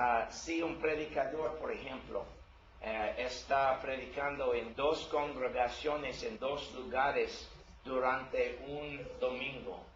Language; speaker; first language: Spanish; non-native, learner; English